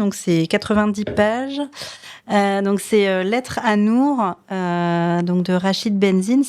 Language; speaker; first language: French; native; French